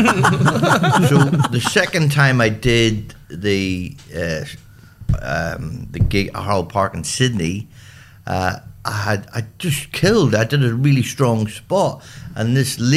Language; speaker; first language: English; native; English